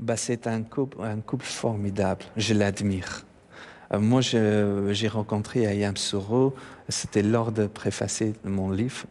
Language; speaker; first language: French; non-native, fluent; Persian